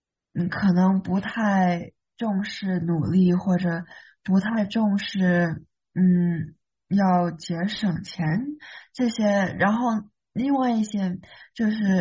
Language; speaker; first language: Chinese; early bilingual, heritage; Chinese